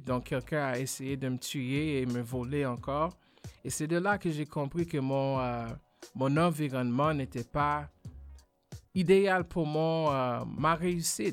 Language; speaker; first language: French; non-native, fluent; English